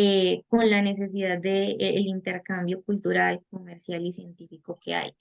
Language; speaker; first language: Spanish; native; Spanish